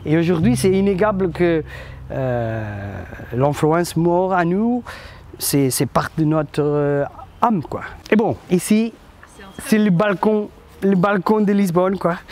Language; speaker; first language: French; non-native, fluent; Portuguese